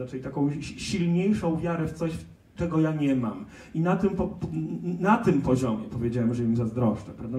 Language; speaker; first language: Polish; native; Polish